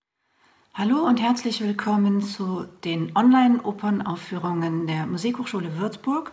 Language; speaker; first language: German; native; German